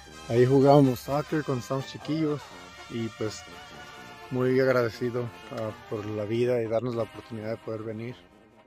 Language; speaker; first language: Spanish; early bilingual, heritage; Spanish